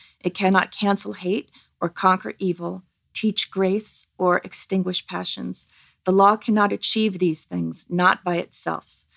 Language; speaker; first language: English; native; English